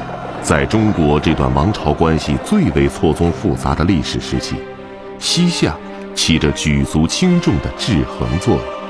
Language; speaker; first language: Chinese; native; Chinese